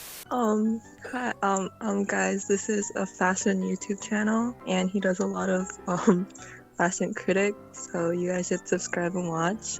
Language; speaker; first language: English; non-native, fluent; Korean